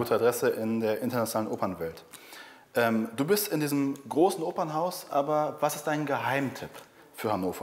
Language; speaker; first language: German; native; German